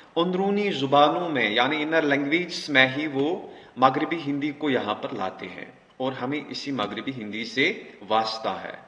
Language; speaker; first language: Urdu; non-native, local second language; Kashmiri